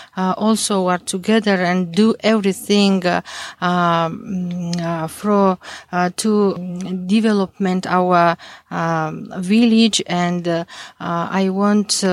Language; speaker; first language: English; non-native, learner; Mingrelian